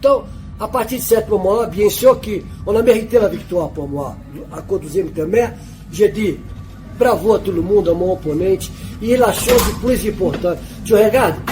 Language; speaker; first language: French; non-native, fluent; Portuguese